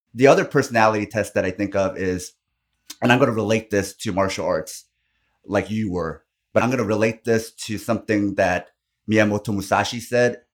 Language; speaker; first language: English; non-native, fluent; Korean